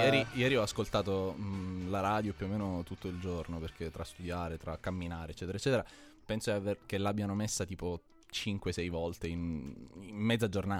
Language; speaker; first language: Italian; native; Italian